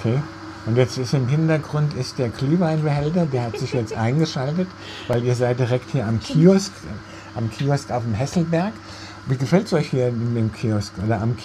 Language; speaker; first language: German; native; German